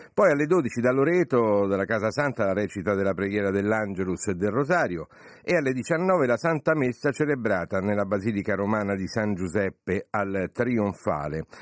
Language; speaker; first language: Italian; native; Italian